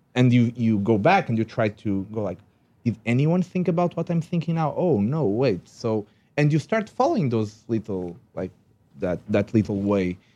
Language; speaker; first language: English; non-native, fluent; Portuguese